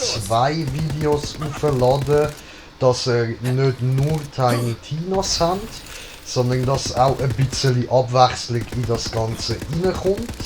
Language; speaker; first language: German; native; German